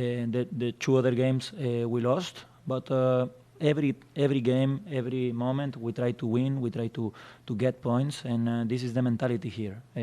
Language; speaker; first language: English; non-native, fluent; Spanish